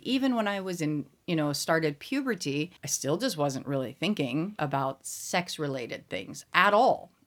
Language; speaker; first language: English; native; English